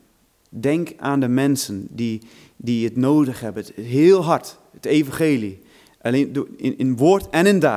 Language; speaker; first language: Dutch; non-native, fluent; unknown